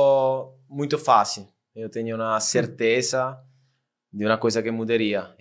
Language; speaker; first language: Portuguese; non-native, fluent; Italian